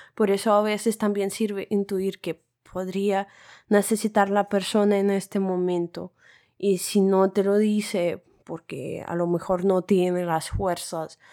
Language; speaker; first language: Spanish; non-native, fluent; Russian